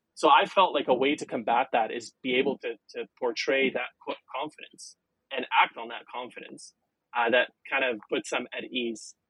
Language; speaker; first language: English; non-native, fluent; Arabic